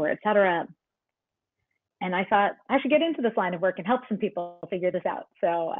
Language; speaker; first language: English; native; English